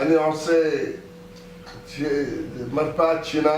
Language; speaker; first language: Hebrew; non-native, local second language; Arabic